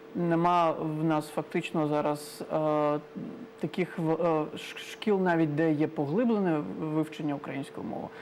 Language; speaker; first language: Ukrainian; non-native, local second language; Crimean Tatar